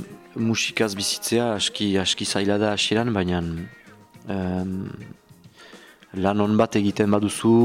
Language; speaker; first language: Basque; non-native, learner; French